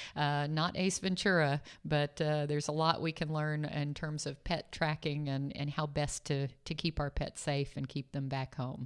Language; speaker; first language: English; native; English